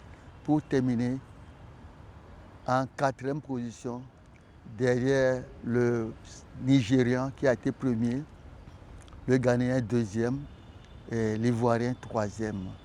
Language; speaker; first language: French; non-native, local second language; Ewe